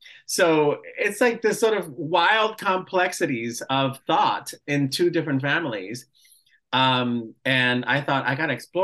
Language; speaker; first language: English; early bilingual, other home language; Spanish